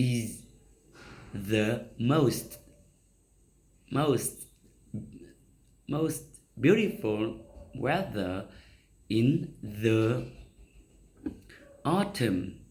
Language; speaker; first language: English; non-native, learner; Vietnamese